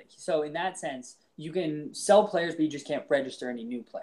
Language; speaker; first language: English; native; English